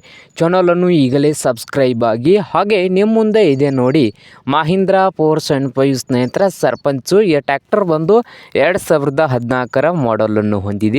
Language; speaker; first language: Kannada; native; Kannada